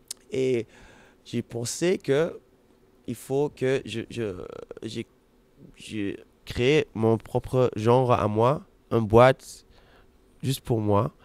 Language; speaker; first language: French; non-native, fluent; German